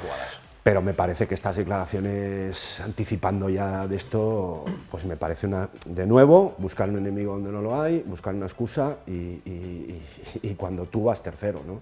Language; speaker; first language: Spanish; native; Spanish